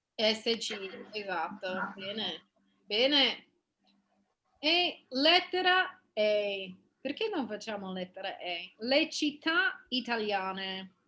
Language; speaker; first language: Italian; non-native, fluent; English